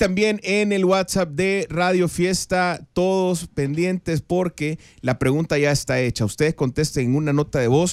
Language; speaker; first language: Spanish; native; Spanish